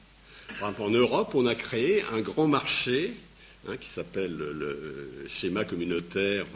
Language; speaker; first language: French; native; French